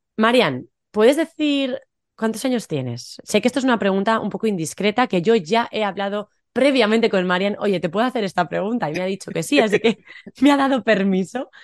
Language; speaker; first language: Spanish; native; Spanish